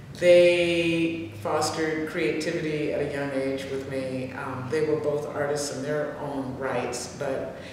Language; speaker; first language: English; native; English